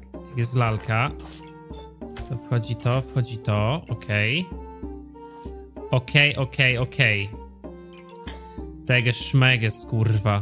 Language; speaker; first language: Polish; native; Polish